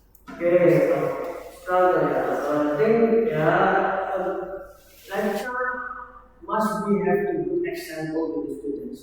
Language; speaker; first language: English; non-native, learner; Indonesian